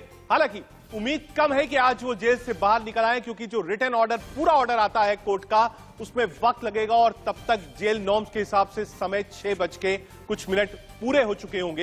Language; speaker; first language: Hindi; native; Hindi